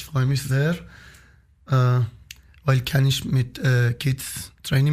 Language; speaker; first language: German; non-native, learner; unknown